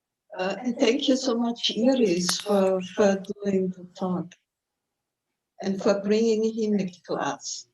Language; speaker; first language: English; non-native, fluent; German